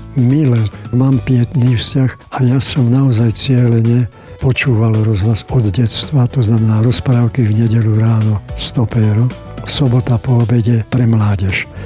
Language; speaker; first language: Slovak; native; Slovak